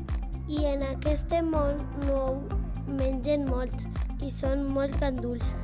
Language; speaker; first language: Catalan; non-native, learner; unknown